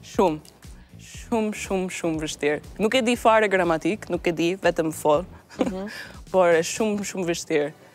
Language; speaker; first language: Albanian; non-native, learner; English